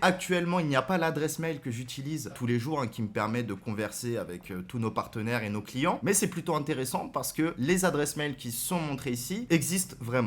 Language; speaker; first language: French; native; French